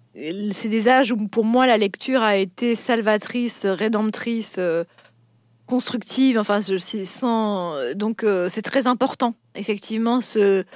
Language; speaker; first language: French; native; French